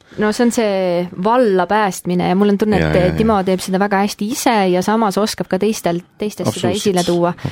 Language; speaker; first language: Estonian; early bilingual, heritage; Estonian